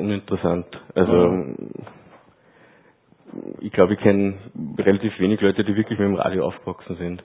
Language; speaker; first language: German; native; German